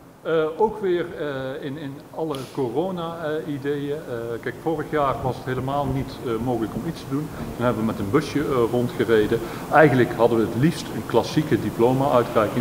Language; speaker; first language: Dutch; native; Dutch